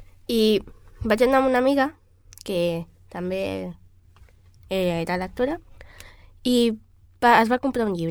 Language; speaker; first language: Catalan; non-native, local second language; Spanish